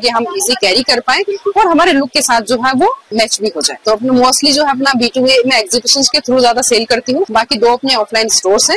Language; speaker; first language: Hindi; native; Hindi